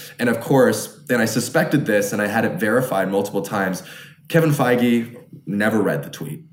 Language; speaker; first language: English; early bilingual, other home language; Chinese